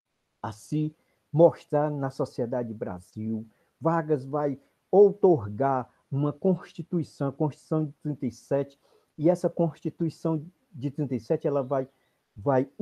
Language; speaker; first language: Portuguese; native; Portuguese